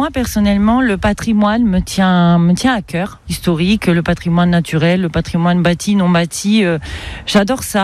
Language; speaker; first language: French; non-native, fluent; Spanish